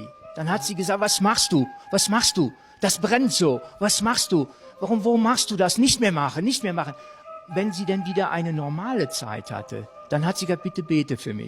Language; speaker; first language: German; non-native, fluent; English